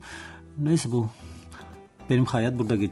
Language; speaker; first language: Turkish; non-native, learner; Georgian